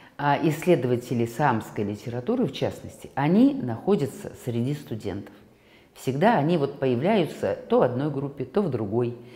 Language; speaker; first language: Russian; native; Russian